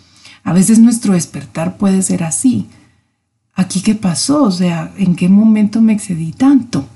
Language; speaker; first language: Spanish; native; Spanish